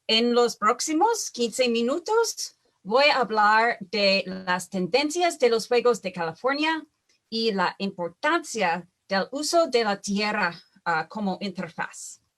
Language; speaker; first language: Spanish; non-native, fluent; English